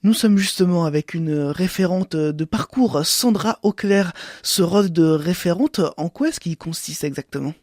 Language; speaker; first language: French; native; French